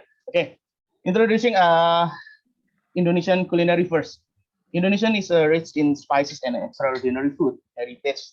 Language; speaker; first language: English; non-native, learner; Indonesian